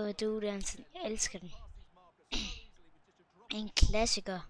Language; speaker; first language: Danish; native; Danish